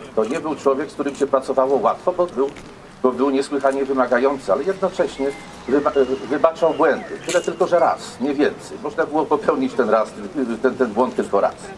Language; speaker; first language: Polish; native; Polish